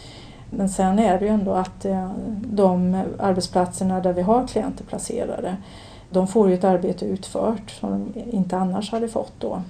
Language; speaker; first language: Swedish; native; Swedish